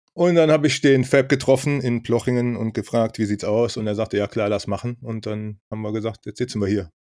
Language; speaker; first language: German; native; German